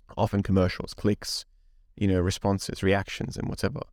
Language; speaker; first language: English; non-native, fluent; Hungarian